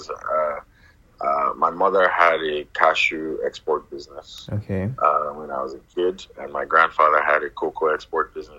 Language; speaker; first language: English; non-native, local second language; Yoruba